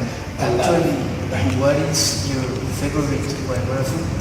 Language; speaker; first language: English; non-native, learner; Spanish